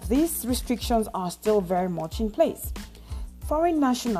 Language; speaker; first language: English; non-native, local second language; Yoruba